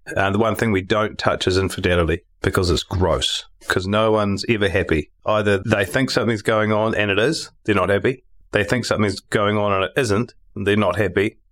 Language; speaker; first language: English; native; English